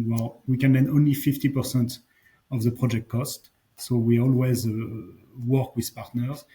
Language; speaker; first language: English; non-native, fluent; French